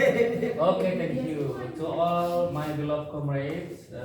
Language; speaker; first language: English; non-native, learner; Indonesian